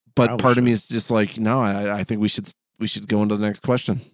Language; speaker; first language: English; early bilingual, other home language; Polish